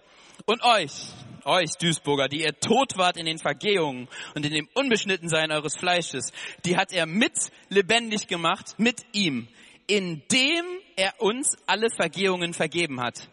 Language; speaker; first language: German; native; German